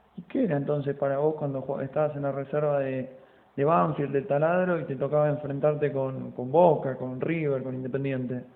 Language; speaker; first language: Spanish; native; Spanish